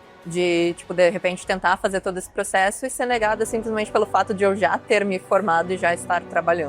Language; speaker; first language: Portuguese; native; Portuguese